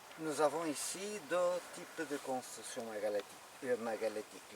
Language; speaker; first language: French; non-native, learner; Portuguese